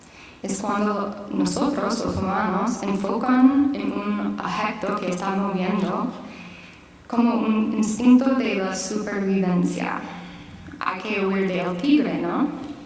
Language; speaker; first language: Spanish; non-native, fluent; English